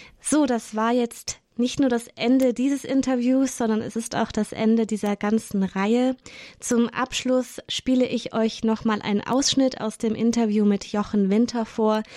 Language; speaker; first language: German; native; German